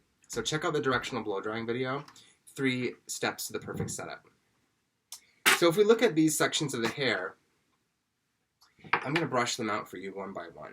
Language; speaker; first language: English; native; English